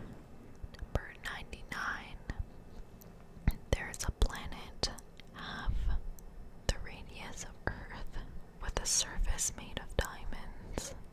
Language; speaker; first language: English; native; English